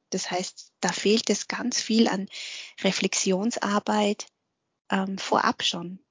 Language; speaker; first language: German; early bilingual, other home language; Vietnamese